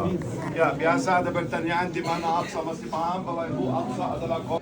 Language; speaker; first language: Indonesian; non-native, fluent; Arabic